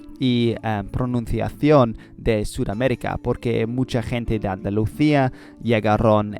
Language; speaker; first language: Spanish; non-native, learner; English